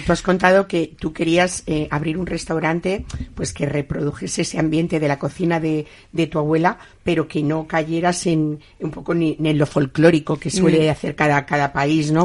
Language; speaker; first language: Spanish; native; Spanish